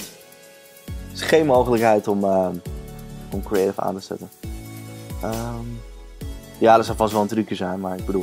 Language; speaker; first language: Dutch; native; Dutch